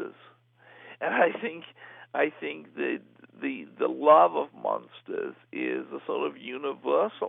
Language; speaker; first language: English; native; English